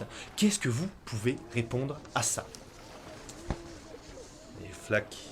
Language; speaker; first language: French; native; French